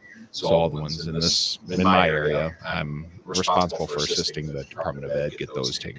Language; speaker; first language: English; native; English